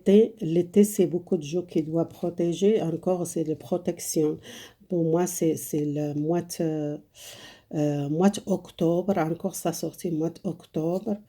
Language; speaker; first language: French; non-native, fluent; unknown